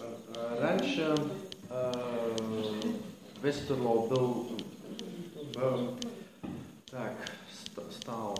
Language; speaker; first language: Russian; non-native, fluent; Dutch